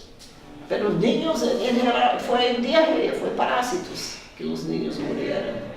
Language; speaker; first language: Spanish; non-native, fluent; English